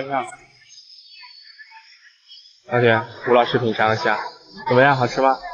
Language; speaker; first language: Chinese; native; Chinese